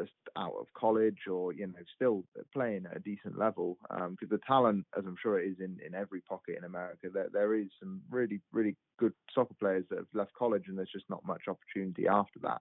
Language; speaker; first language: English; native; English